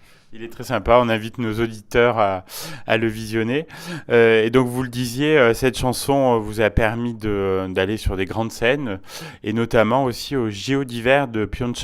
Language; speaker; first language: French; native; French